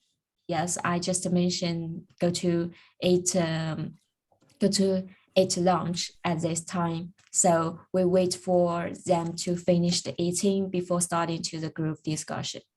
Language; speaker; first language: English; non-native, learner; Chinese